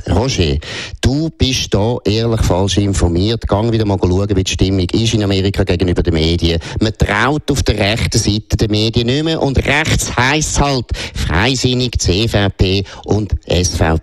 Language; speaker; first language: German; native; German